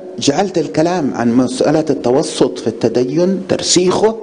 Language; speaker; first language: Arabic; native; Arabic